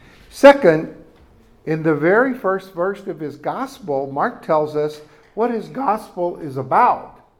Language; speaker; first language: English; native; English